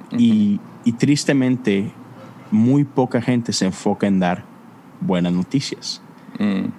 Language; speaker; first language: Spanish; native; Spanish